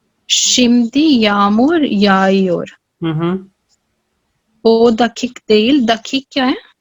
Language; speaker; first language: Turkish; non-native, learner; Urdu